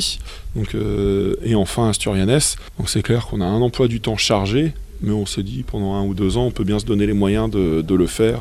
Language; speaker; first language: French; native; French